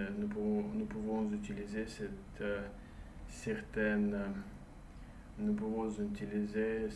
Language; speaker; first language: French; non-native, learner; English